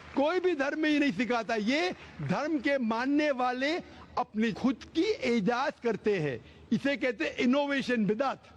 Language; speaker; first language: Hindi; non-native, local second language; Konkani